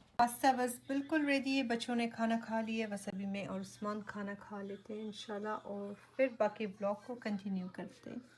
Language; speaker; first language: Urdu; non-native, fluent; Persian